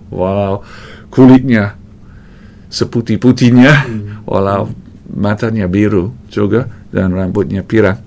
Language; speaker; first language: Malay; non-native, fluent; English